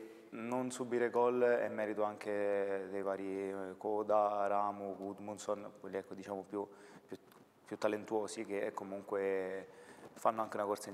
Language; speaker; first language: Italian; native; Italian